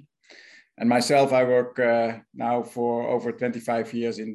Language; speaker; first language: English; non-native, fluent; Dutch